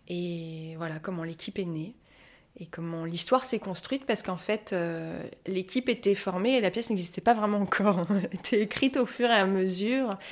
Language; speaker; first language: French; native; French